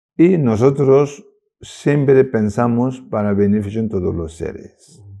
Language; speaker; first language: Spanish; non-native, learner; Tibetan